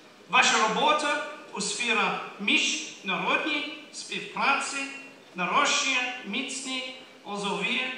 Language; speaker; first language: Ukrainian; non-native, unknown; English